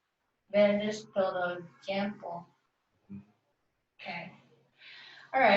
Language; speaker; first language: Spanish; non-native, learner; English